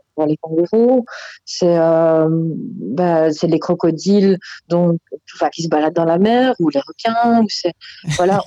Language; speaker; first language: French; native; French